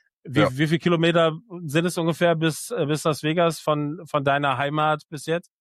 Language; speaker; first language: German; native; German